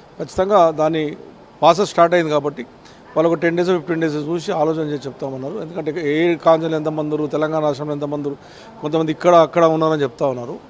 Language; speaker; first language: Telugu; native; Telugu